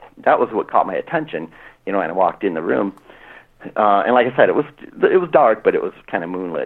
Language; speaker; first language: English; native; English